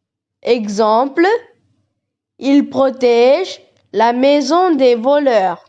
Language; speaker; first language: French; non-native, learner; Tamil